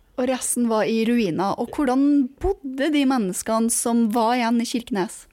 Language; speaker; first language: Norwegian; native; Norwegian